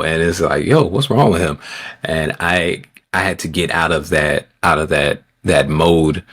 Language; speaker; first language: English; native; English